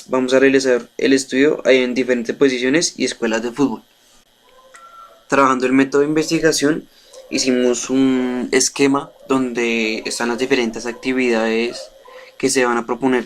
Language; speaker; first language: Spanish; native; Spanish